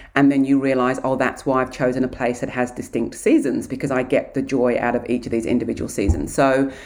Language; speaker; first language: English; native; English